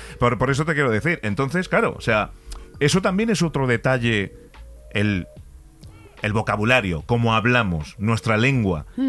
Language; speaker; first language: Spanish; early bilingual, other home language; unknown